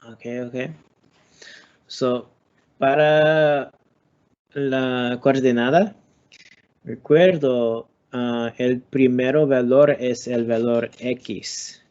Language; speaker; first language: Spanish; non-native, learner; English